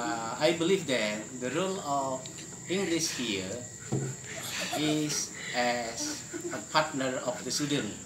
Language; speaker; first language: English; non-native, fluent; Indonesian